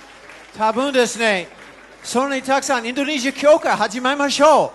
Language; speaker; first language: Japanese; non-native, learner; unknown